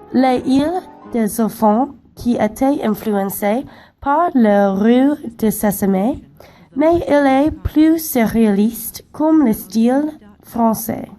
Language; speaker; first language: French; non-native, learner; English